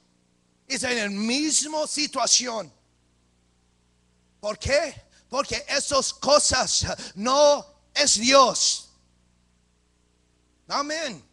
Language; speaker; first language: Spanish; early bilingual, heritage; English